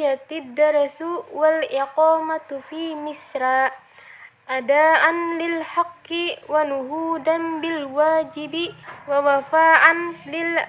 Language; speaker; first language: Arabic; non-native, learner; Indonesian